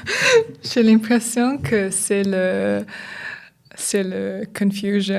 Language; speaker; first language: French; non-native, learner; English